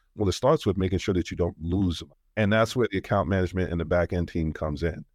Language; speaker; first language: English; native; English